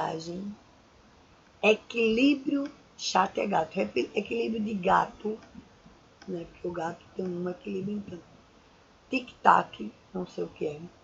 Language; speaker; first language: Portuguese; native; Portuguese